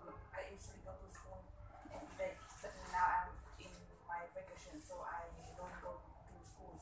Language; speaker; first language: English; non-native, learner; Vietnamese